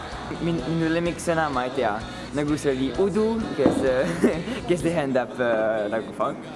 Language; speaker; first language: Estonian; non-native, learner; French